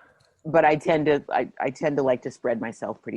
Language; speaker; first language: English; native; English